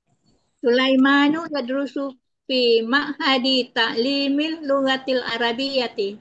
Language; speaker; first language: Arabic; non-native, learner; Indonesian